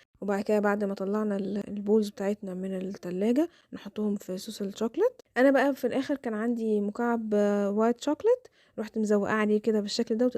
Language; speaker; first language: Arabic; native; Arabic